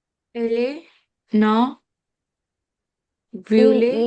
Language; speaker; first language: French; non-native, learner; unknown